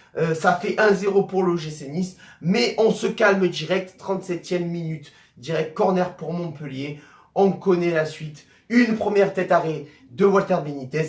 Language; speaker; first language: French; native; French